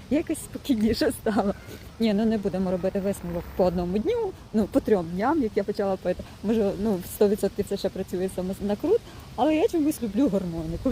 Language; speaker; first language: Ukrainian; non-native, local second language; Russian